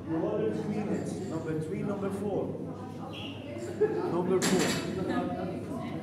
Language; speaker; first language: English; non-native, learner; Spanish